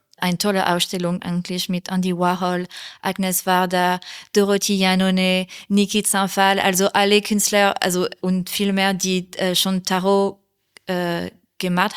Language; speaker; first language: German; non-native, learner; French